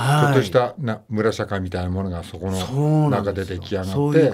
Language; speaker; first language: Japanese; native; Japanese